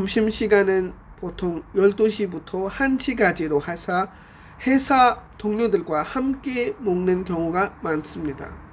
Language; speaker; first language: Korean; non-native, fluent; Urdu